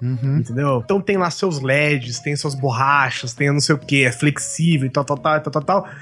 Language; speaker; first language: Portuguese; native; Portuguese